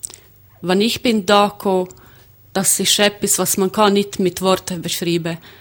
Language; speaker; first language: German; non-native, learner; Croatian